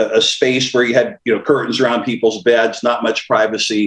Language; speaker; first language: English; native; English